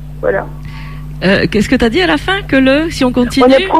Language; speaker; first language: French; non-native, learner; Italian